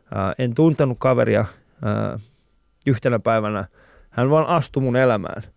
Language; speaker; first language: Finnish; early bilingual, other home language; Persian